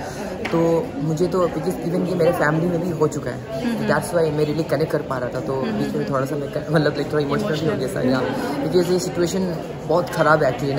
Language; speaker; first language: Hindi; non-native, local second language; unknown